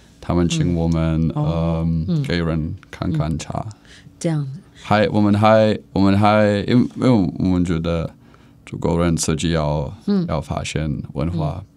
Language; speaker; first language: Chinese; non-native, learner; Czech